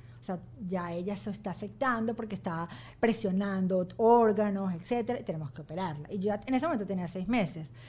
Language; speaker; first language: Spanish; native; Spanish